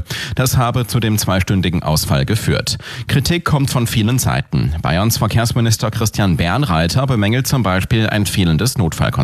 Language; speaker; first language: German; native; German